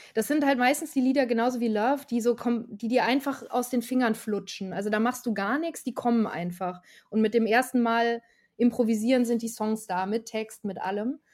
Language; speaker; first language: German; native; German